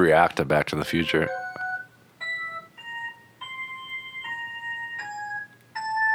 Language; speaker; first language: English; native; English